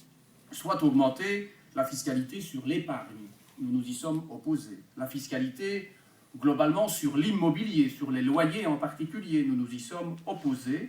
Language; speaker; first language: French; native; French